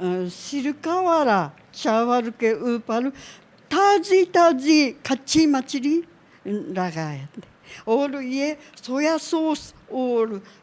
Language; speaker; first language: Hindi; non-native, learner; Japanese